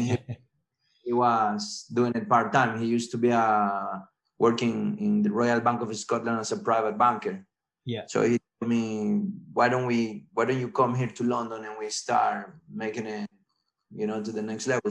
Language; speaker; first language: English; non-native, fluent; Spanish